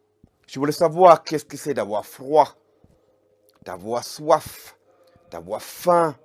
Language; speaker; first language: French; non-native, fluent; German